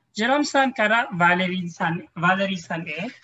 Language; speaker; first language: Japanese; non-native, fluent; Filipino